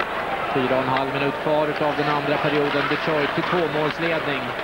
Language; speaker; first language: Swedish; native; Swedish